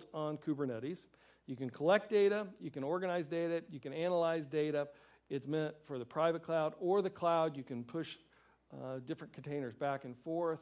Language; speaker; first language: English; native; English